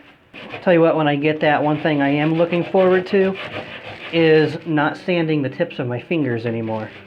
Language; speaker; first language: English; native; English